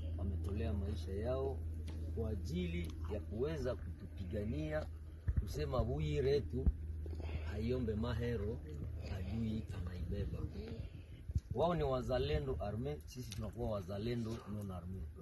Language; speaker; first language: Swahili; non-native, local second language; Nande